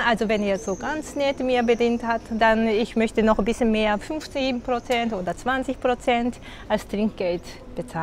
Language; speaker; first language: German; non-native, fluent; Japanese